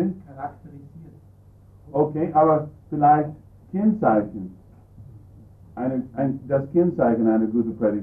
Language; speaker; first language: German; non-native, fluent; English